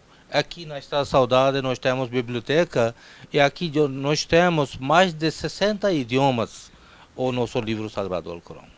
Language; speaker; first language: Portuguese; non-native, fluent; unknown